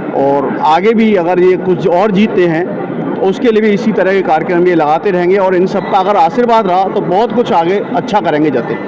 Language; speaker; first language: Hindi; native; Hindi